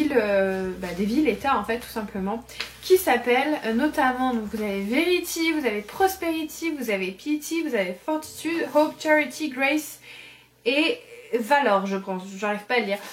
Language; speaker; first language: French; native; French